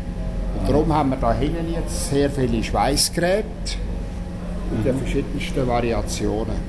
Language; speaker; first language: German; native; German